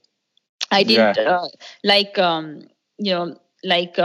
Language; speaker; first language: English; non-native, local second language; Hindi